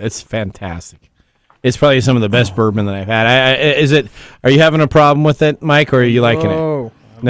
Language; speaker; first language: English; native; English